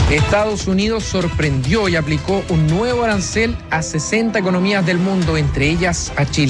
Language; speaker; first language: Spanish; native; Spanish